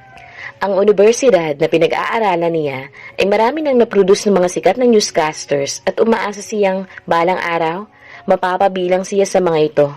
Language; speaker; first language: Filipino; native; Filipino